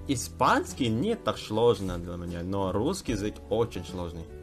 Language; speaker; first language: Russian; non-native, learner; Indonesian